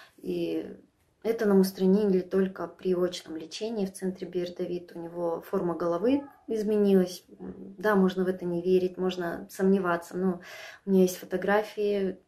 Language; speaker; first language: Russian; native; Russian